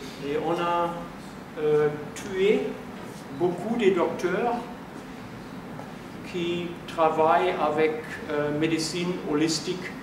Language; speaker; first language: French; non-native, fluent; German